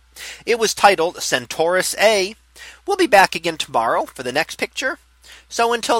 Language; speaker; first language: English; native; English